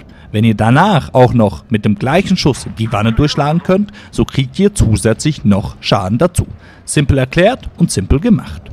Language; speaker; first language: German; native; German